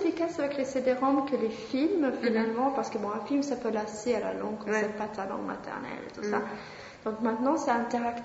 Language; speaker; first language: French; non-native, fluent; Swedish